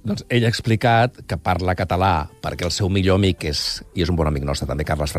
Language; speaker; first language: Catalan; native; Catalan